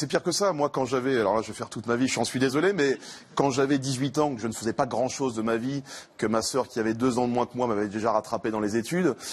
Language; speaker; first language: French; native; French